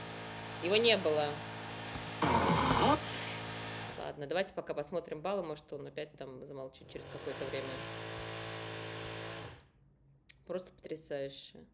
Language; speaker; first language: Russian; native; Russian